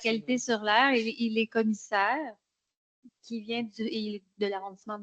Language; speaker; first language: French; native; French